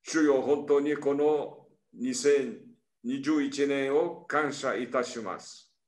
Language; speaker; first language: Japanese; early bilingual, heritage; Portuguese